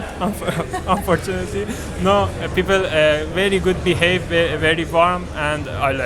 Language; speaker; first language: English; non-native, learner; Persian